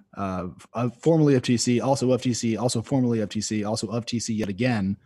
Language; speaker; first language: English; native; English